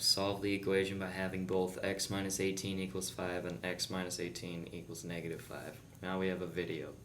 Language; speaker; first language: English; native; English